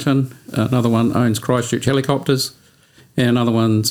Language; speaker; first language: English; native; English